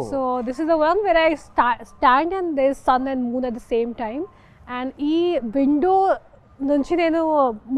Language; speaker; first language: Telugu; non-native, fluent; Hindi